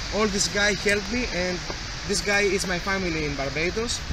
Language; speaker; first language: English; non-native, learner; Greek